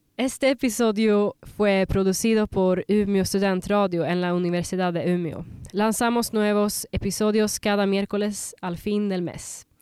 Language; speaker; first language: Spanish; non-native, learner; Swedish